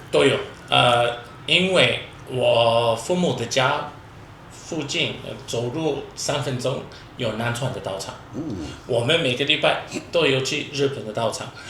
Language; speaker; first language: Chinese; non-native, fluent; English